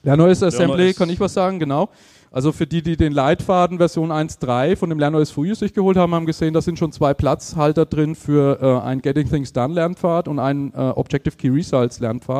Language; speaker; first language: German; native; German